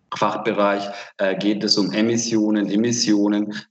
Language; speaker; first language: German; non-native, fluent; Hungarian